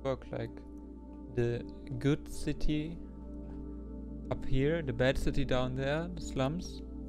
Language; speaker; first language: English; non-native, fluent; German